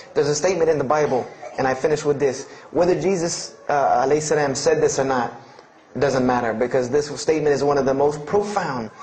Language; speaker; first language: English; native; English